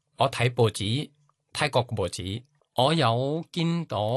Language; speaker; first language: Cantonese; non-native, fluent; Thai